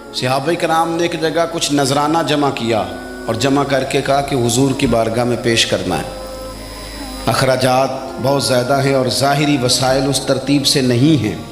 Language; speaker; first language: Urdu; non-native, local second language; Punjabi